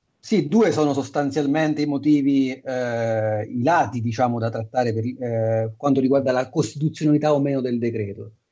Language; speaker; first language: Italian; native; Italian